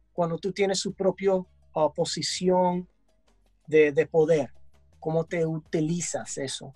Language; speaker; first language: Spanish; early bilingual, heritage; English